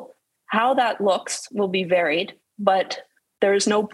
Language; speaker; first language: English; native; English